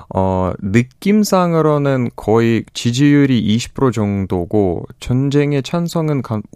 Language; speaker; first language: Korean; non-native, fluent; Russian